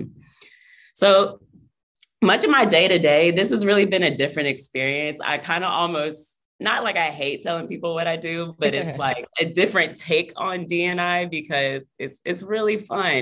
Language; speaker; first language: English; native; English